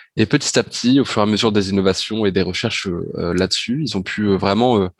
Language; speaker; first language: French; native; French